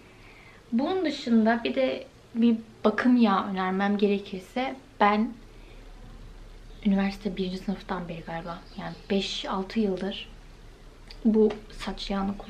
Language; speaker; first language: Turkish; native; Turkish